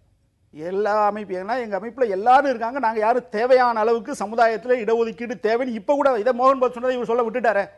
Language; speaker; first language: Tamil; native; Tamil